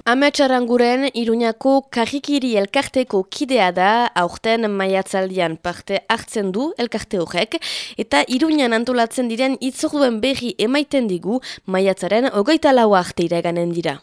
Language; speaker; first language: Basque; native; Basque